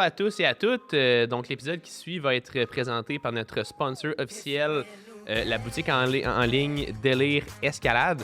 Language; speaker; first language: French; native; French